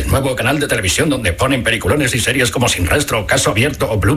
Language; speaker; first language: Spanish; native; Spanish